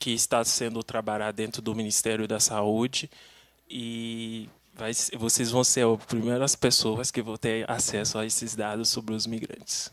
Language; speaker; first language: Portuguese; non-native, fluent; Haitian Creole